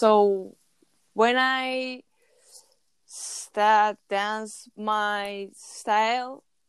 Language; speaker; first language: English; non-native, learner; Japanese